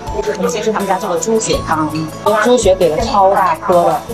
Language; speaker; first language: Chinese; native; Chinese